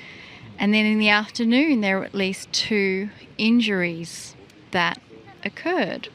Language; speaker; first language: English; native; English